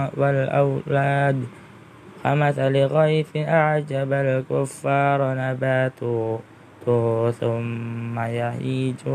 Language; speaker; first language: Arabic; non-native, learner; Indonesian